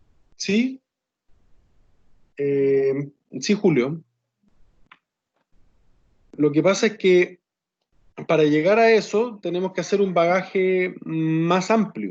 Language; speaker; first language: Spanish; native; Spanish